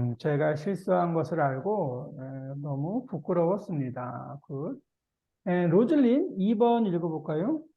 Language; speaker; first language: Korean; native; Korean